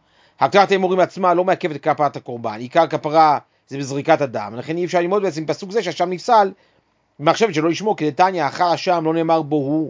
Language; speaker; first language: Hebrew; native; Hebrew